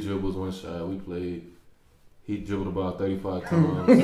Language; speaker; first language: English; native; English